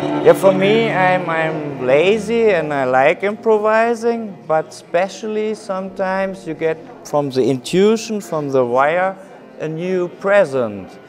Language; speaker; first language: English; non-native, fluent; German